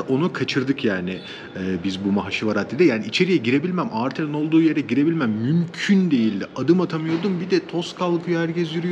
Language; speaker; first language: Turkish; native; Turkish